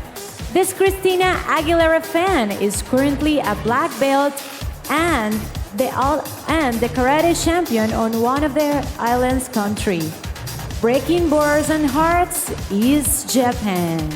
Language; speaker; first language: English; non-native, fluent; Spanish